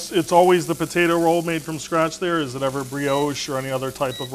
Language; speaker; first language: English; native; English